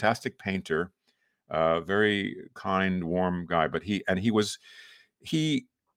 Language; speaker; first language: English; native; English